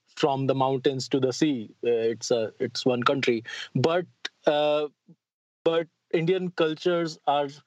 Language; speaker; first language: English; non-native, local second language; Hindi